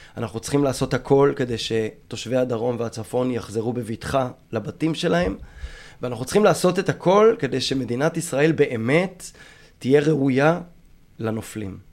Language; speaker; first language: Hebrew; native; Hebrew